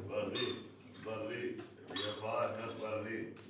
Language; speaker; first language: German; non-native, learner; Kurdish